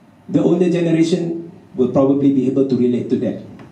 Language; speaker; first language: English; non-native, local second language; Malay